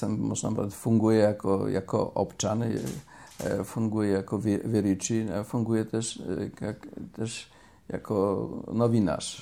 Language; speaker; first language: Czech; non-native, learner; Polish